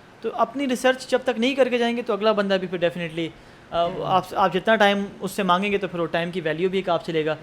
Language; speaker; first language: Urdu; native; Urdu